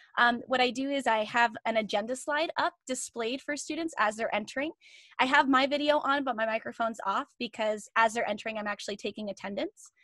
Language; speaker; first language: English; native; English